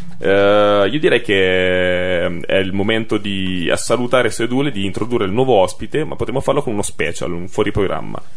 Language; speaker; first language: Italian; native; Italian